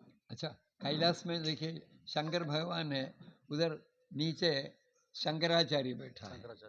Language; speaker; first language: Hindi; non-native, local second language; Malayalam